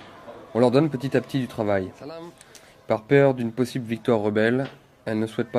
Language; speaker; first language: French; native; French